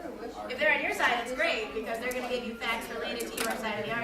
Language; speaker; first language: English; native; English